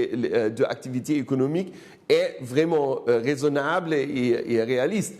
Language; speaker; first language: French; non-native, fluent; German